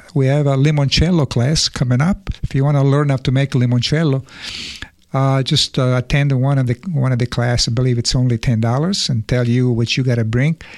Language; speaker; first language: English; non-native, fluent; Italian